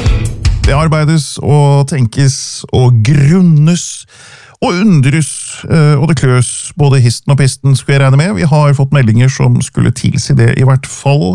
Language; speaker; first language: Norwegian; native; Norwegian